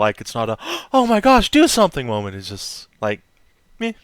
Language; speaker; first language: English; native; English